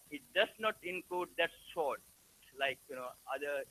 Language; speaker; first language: English; non-native, local second language; Sinhala